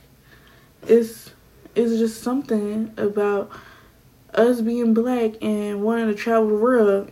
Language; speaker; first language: English; native; English